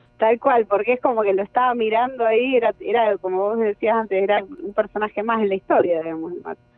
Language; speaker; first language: Spanish; native; Spanish